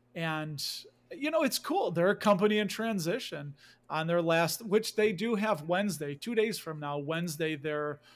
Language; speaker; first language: English; native; English